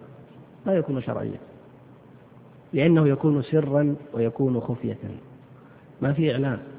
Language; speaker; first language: Arabic; native; Arabic